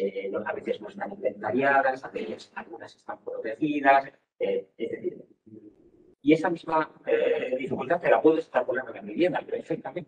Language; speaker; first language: Spanish; native; Spanish